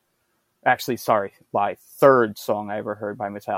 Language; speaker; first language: English; native; English